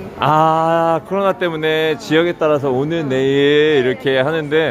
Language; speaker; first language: Korean; early bilingual, heritage; Korean